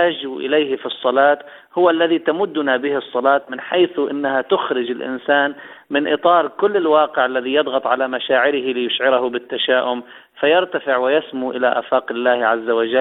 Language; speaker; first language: Arabic; native; Arabic